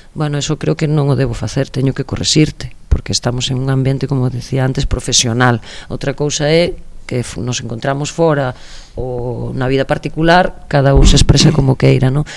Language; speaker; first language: Galician; non-native, local second language; Spanish